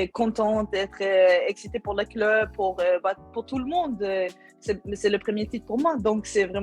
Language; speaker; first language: French; non-native, learner; Swedish